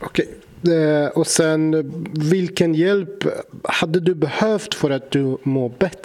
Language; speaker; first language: Swedish; non-native, fluent; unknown